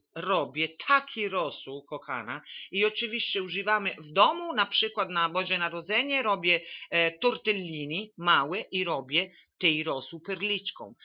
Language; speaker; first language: Polish; non-native, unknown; Italian